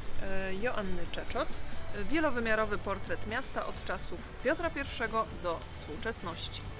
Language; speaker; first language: Polish; native; Polish